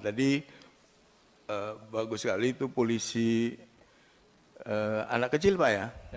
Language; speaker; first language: Indonesian; native; Indonesian